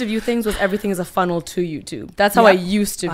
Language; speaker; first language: English; native; English